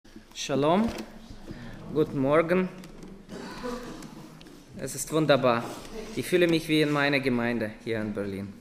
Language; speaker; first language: German; non-native, fluent; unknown